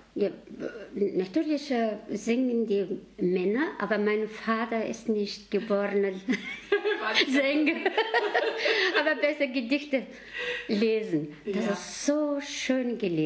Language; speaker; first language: German; non-native, learner; Mongolian